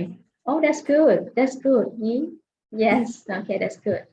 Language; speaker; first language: English; non-native, fluent; Vietnamese